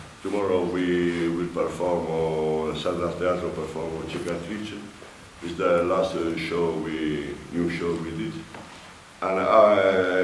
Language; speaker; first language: English; non-native, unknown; Italian